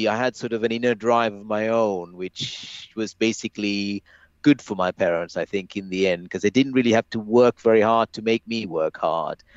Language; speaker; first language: English; native; English